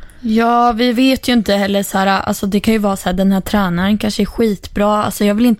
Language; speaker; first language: Swedish; native; Swedish